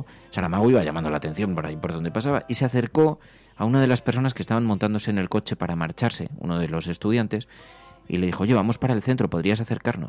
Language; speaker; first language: Spanish; native; Spanish